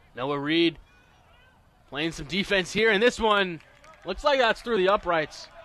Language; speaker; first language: English; native; English